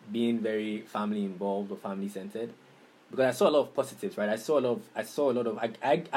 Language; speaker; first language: English; non-native, local second language; Akan